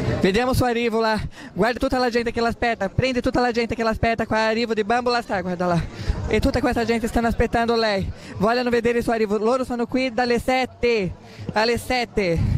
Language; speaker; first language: Italian; non-native, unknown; Portuguese